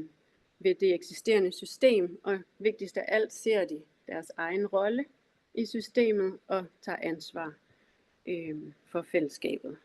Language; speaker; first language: Danish; native; Danish